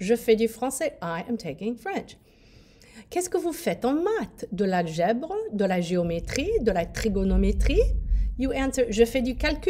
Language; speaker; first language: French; non-native, fluent; English